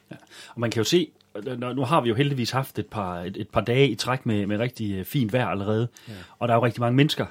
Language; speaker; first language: Danish; native; Danish